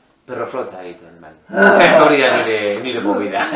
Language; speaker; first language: Basque; non-native, local second language; Spanish